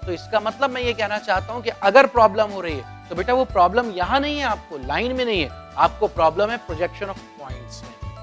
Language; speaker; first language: Hindi; native; Hindi